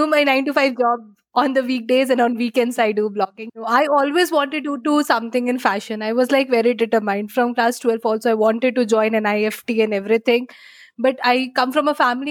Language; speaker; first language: English; non-native, local second language; Bangla